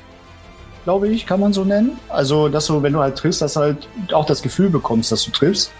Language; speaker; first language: German; native; German